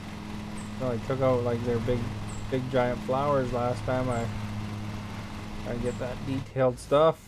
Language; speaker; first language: English; native; English